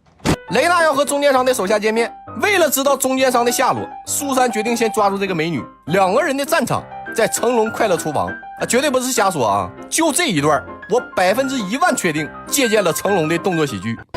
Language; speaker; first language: Chinese; native; Chinese